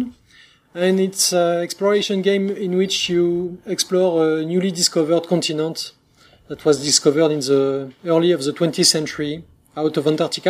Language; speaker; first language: English; non-native, fluent; French